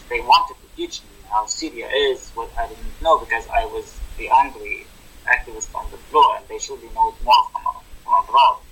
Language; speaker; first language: English; non-native, fluent; Arabic